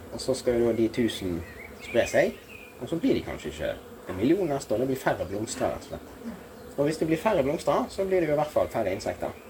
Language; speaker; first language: Norwegian; native; Norwegian